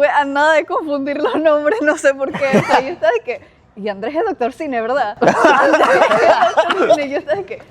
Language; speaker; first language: Spanish; native; Spanish